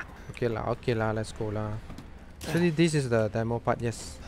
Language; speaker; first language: English; non-native, local second language; Chinese